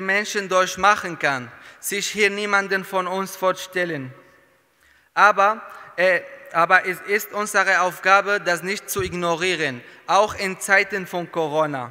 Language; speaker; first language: German; non-native, fluent; Arabic